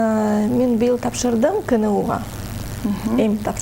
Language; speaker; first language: Kyrgyz; non-native, local second language; Russian